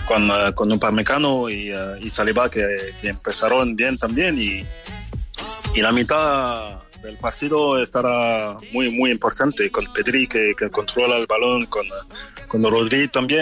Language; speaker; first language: Spanish; non-native, fluent; French